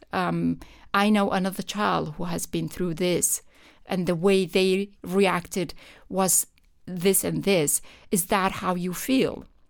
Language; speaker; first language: English; non-native, fluent; Persian